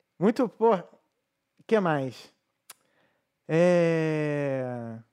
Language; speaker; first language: Portuguese; native; Portuguese